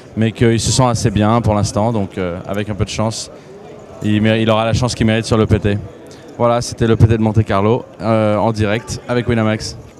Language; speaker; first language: French; native; French